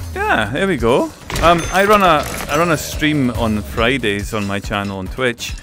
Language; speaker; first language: English; native; English